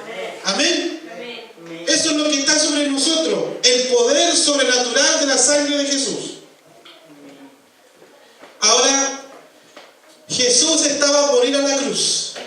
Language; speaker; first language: Spanish; native; Spanish